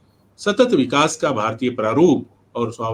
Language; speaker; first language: Hindi; native; Hindi